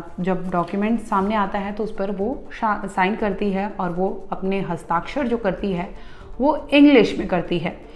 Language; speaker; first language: Hindi; native; Hindi